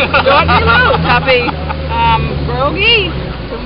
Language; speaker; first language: Indonesian; non-native, learner; English